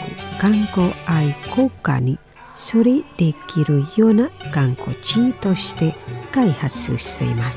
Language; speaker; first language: Japanese; non-native, fluent; Indonesian